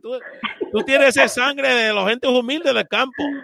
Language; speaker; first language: Spanish; early bilingual, other home language; English